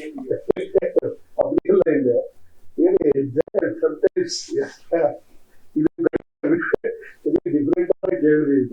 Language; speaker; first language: Tamil; non-native, learner; Kannada